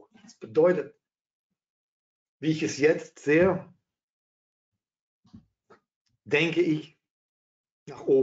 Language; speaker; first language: German; non-native, fluent; Dutch